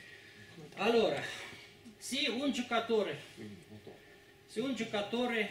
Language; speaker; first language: Italian; non-native, learner; Spanish